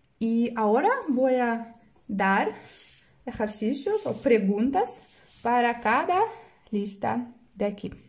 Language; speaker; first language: Spanish; non-native, fluent; Russian